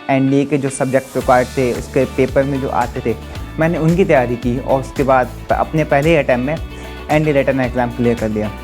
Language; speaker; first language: Hindi; native; Hindi